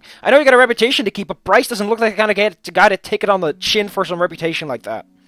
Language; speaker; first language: English; non-native, fluent; Dutch